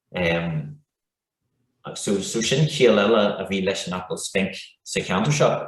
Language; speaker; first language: Irish; non-native, local second language; English